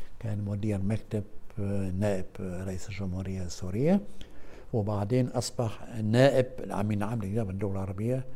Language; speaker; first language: Arabic; non-native, fluent; German